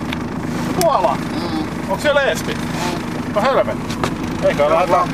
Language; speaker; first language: Finnish; non-native, local second language; Swedish